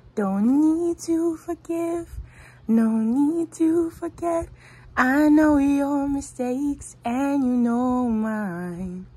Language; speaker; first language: English; native; English